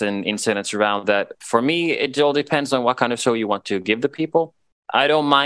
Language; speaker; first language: English; non-native, fluent; Swedish